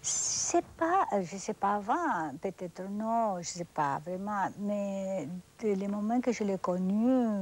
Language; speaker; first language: French; non-native, fluent; Spanish